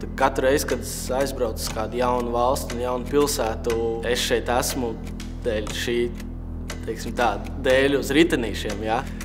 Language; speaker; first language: Latvian; non-native, local second language; Russian